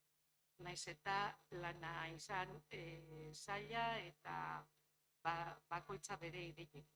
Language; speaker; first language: Basque; non-native, local second language; Spanish